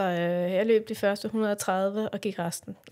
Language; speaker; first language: Danish; native; Danish